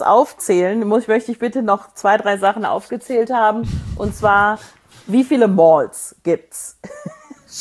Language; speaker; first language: German; native; German